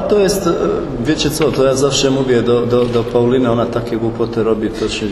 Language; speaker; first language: Polish; non-native, fluent; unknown